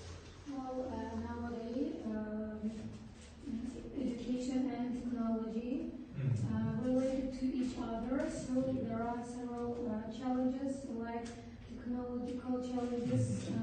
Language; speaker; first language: English; non-native, learner; Uzbek